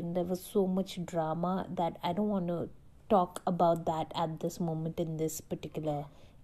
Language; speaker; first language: English; non-native, local second language; Hindi